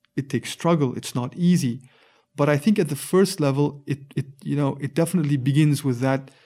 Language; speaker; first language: English; native; English